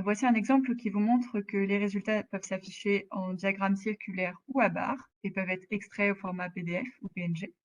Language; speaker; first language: French; native; French